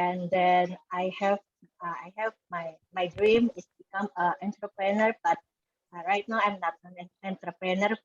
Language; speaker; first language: English; non-native, learner; Indonesian